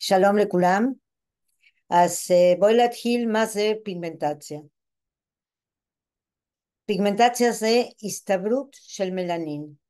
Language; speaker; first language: Hebrew; non-native, fluent; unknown